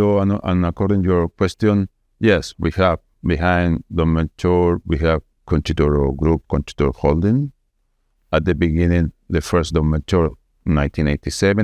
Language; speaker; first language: English; non-native, fluent; Spanish